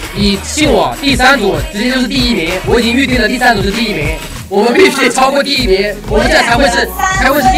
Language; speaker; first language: Chinese; native; Chinese